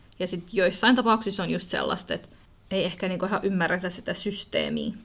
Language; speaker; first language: Finnish; early bilingual, other home language; Kurdish